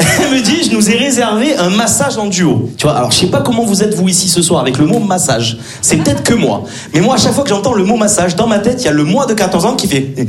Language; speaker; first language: French; native; French